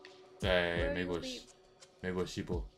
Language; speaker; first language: Chinese; non-native, fluent; English